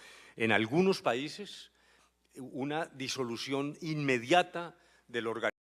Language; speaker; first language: Spanish; native; Spanish